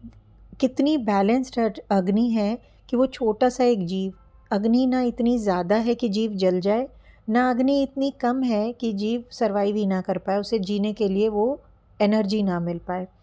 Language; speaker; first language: Hindi; native; Hindi